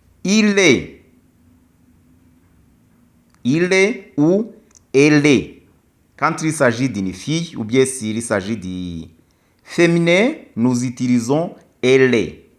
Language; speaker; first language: French; non-native, local second language; Kinyarwanda